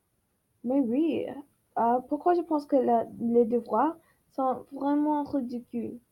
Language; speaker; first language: French; non-native, learner; English